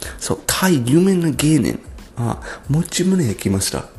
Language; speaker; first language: Japanese; non-native, learner; English